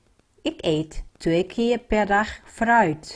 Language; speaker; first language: Dutch; non-native, fluent; Vietnamese